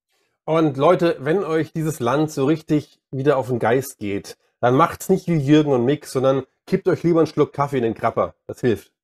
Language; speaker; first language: German; native; German